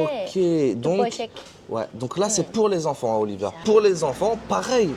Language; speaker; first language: French; native; French